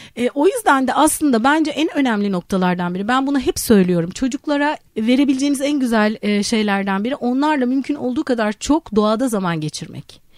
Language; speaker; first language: Turkish; native; Turkish